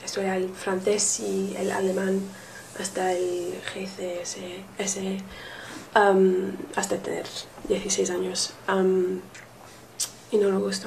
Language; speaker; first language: Spanish; non-native, learner; English